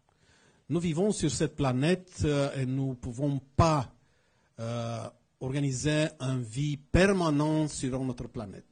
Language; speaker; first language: French; non-native, fluent; Romanian